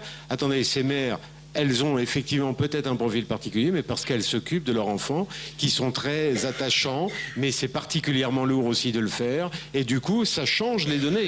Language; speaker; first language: French; native; French